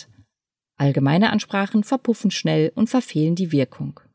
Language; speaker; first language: German; native; German